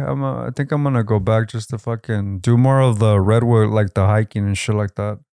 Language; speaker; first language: English; early bilingual, other home language; Spanish